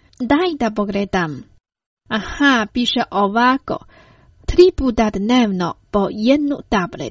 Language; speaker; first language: Croatian; non-native, fluent; Chinese